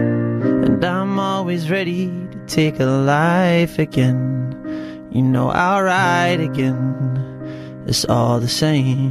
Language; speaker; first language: English; native; English